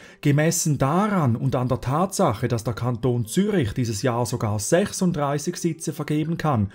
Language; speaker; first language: German; native; German